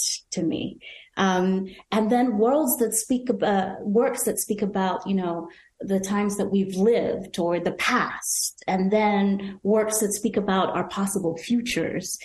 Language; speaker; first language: English; non-native, local second language; Yoruba